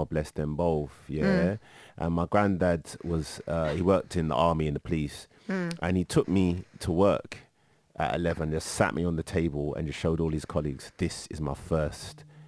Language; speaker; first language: English; native; English